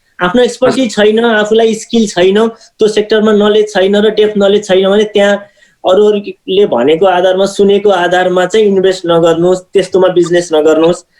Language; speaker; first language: Nepali; native; Nepali